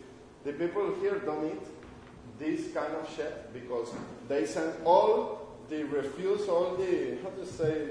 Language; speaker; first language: English; non-native, learner; Spanish